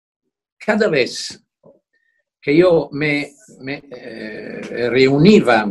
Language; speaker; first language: Spanish; non-native, fluent; Italian